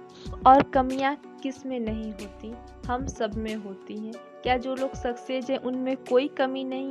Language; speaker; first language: Hindi; native; Hindi